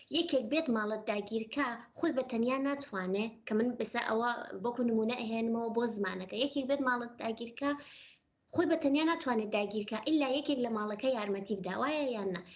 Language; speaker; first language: Central Kurdish; non-native, local second language; Gurani